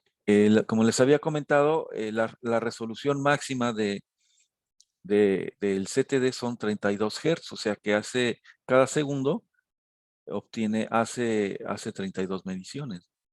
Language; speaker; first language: Spanish; native; Spanish